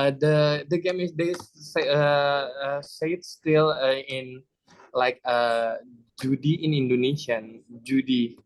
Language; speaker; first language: English; non-native, learner; Indonesian